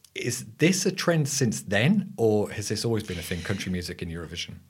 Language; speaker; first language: English; native; English